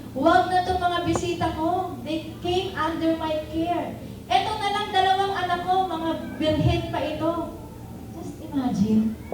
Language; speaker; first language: Filipino; native; Filipino